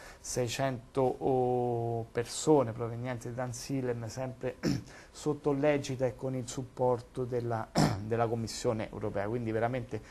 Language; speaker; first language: Italian; native; Italian